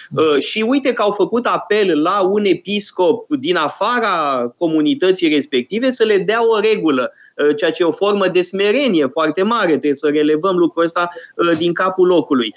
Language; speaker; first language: Romanian; native; Romanian